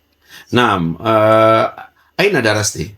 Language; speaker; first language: Arabic; non-native, fluent; Indonesian